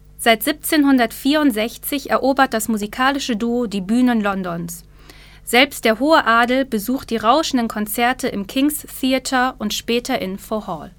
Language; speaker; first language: German; native; German